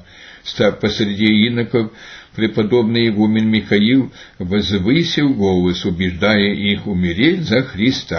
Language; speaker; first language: Russian; native; Russian